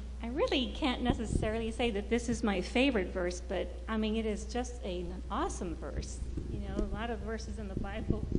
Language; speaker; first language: English; early bilingual, other home language; Spanish